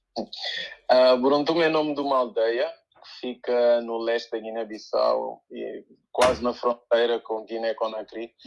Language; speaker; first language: Portuguese; early bilingual, other home language; Upper Guinea Crioulo